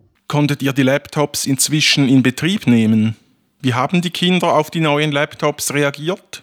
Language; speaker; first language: German; native; German